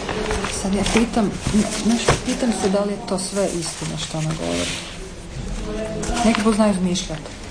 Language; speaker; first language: Serbian; native; Serbian